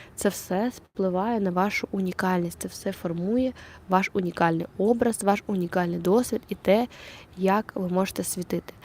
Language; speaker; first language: Ukrainian; non-native, local second language; Russian